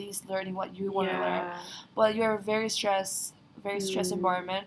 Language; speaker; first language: English; non-native, fluent; Korean